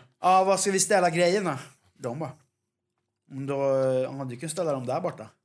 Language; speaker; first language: Swedish; native; Swedish